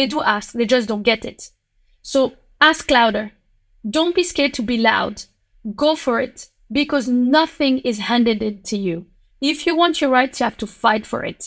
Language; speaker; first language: English; non-native, fluent; French